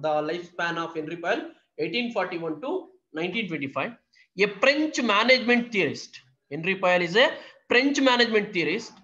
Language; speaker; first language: English; non-native, local second language; Kannada